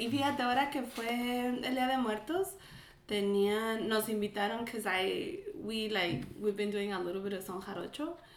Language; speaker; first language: Spanish; native; Spanish